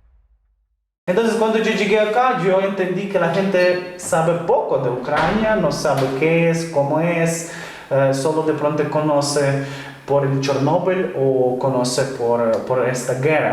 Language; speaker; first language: Spanish; non-native, fluent; Ukrainian